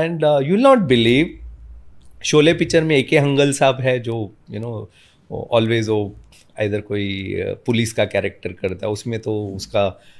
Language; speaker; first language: Hindi; non-native, local second language; Malayalam